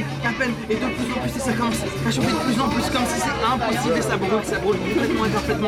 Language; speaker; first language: French; native; French